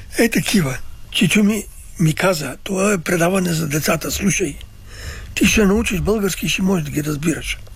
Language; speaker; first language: Bulgarian; early bilingual, other home language; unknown